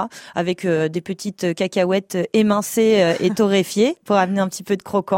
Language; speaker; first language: French; native; French